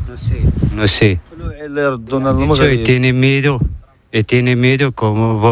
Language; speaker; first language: Spanish; non-native, learner; Arabic